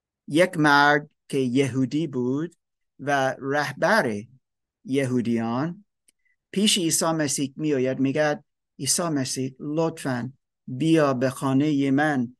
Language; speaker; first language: Persian; non-native, learner; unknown